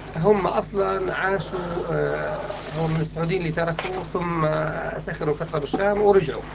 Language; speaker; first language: Arabic; native; Arabic